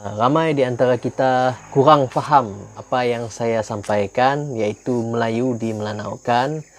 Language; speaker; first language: Malay; non-native, local second language; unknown